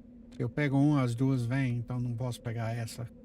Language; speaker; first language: Portuguese; non-native, fluent; English